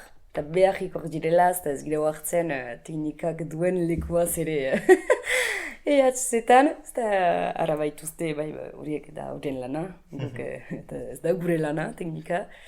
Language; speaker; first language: Basque; native; Basque